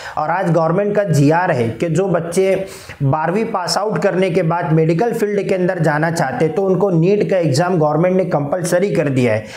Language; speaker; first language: Hindi; non-native, local second language; Urdu